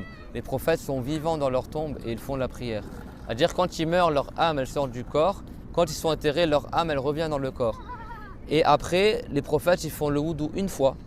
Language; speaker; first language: French; native; French